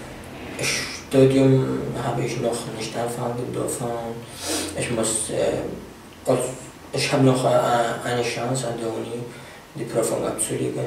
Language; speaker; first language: German; non-native, fluent; Arabic